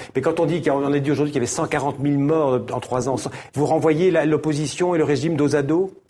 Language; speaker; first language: French; native; French